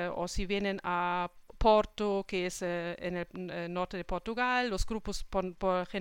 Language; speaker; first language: Spanish; non-native, fluent; German